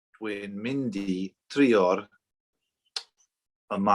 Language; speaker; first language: Welsh; non-native, learner; English